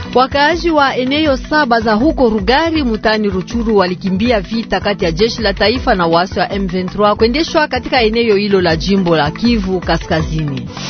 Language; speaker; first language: Swahili; native; Swahili